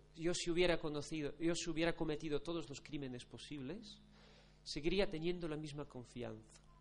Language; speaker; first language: Spanish; non-native, fluent; Polish